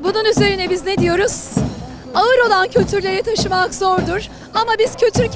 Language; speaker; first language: Turkish; native; Turkish